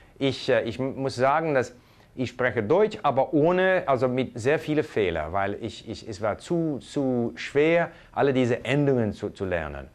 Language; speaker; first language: German; non-native, fluent; English